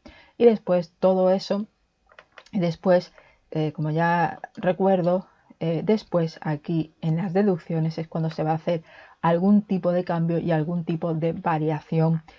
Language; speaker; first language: Spanish; native; Spanish